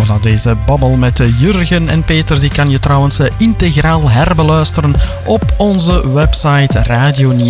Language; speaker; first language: Dutch; native; Dutch